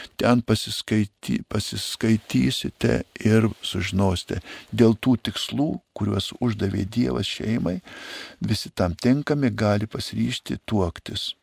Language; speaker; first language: Lithuanian; native; Lithuanian